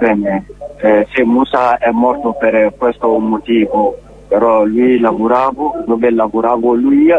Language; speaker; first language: Italian; non-native, learner; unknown